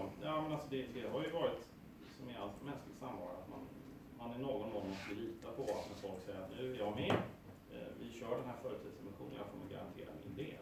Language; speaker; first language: Swedish; native; Swedish